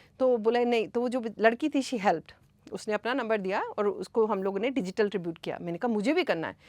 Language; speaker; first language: Hindi; native; Hindi